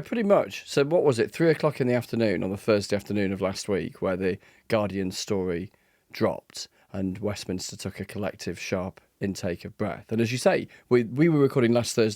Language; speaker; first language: English; native; English